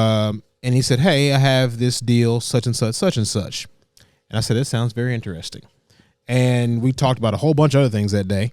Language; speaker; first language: English; native; English